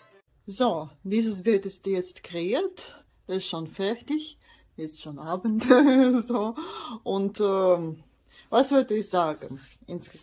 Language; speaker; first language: German; non-native, learner; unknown